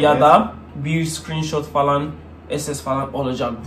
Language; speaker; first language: Turkish; non-native, learner; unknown